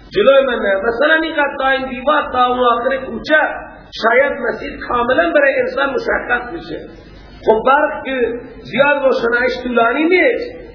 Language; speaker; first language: Persian; non-native, local second language; Baluchi